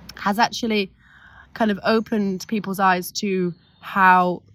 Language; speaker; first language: English; native; English